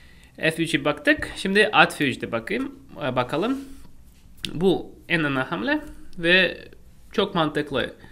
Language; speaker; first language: Turkish; non-native, fluent; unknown